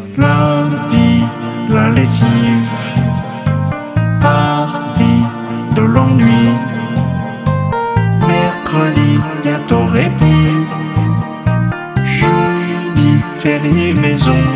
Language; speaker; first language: French; native; French